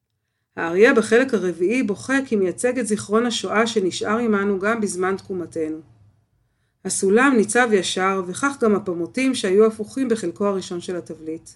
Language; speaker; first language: Hebrew; native; Hebrew